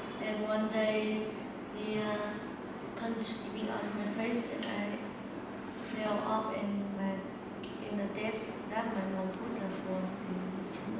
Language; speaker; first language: English; non-native, learner; Vietnamese